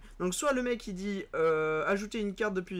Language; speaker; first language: French; native; French